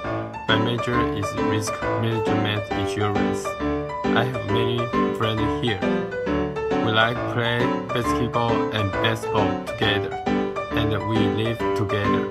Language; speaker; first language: English; non-native, learner; Chinese